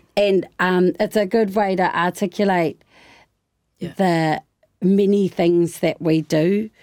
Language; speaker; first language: English; native; English